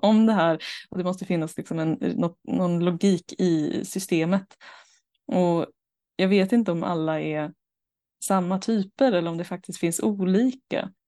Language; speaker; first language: Swedish; native; Swedish